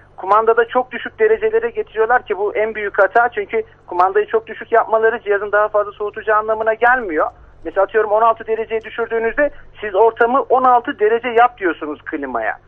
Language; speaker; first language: Turkish; native; Turkish